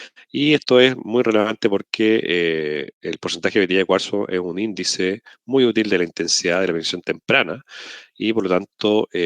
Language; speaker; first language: Spanish; native; Spanish